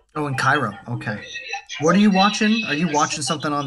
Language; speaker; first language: English; native; English